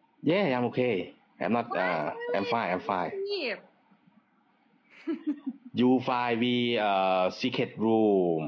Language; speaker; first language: English; non-native, learner; Thai